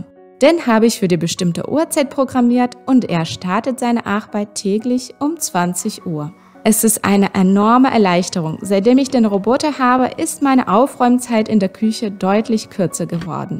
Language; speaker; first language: German; non-native, fluent; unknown